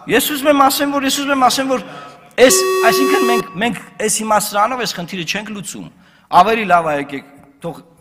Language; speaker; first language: Armenian; native; Armenian